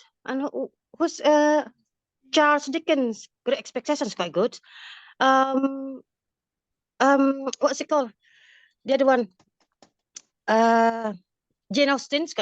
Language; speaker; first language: English; non-native, fluent; Indonesian